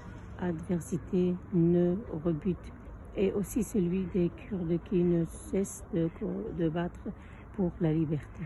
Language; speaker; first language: French; non-native, fluent; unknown